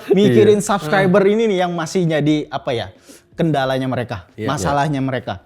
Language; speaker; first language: Indonesian; native; Indonesian